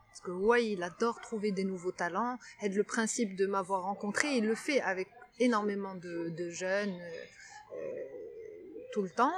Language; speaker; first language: French; non-native, local second language; Arabic